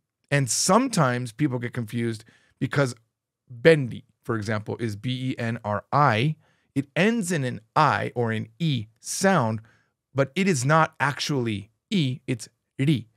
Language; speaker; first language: English; native; English